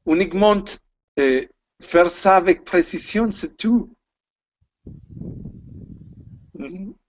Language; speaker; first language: French; non-native, learner; Spanish